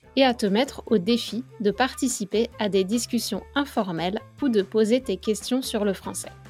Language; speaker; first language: French; native; French